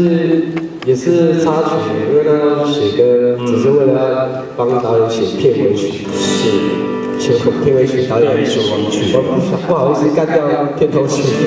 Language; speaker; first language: Chinese; non-native, local second language; Amis